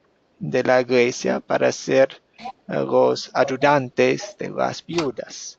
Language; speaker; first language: Spanish; non-native, fluent; English